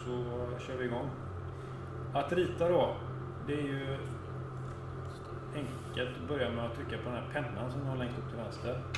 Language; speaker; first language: Swedish; native; Swedish